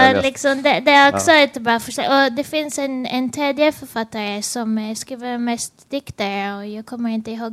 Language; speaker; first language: Swedish; non-native, fluent; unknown